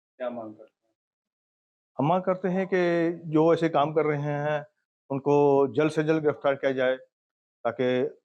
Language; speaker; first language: Urdu; native; Urdu